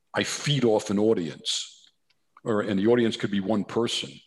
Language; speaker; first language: English; native; English